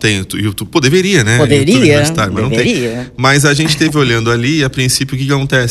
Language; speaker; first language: Portuguese; native; Portuguese